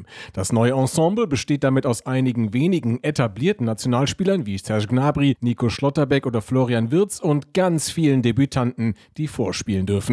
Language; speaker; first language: German; native; German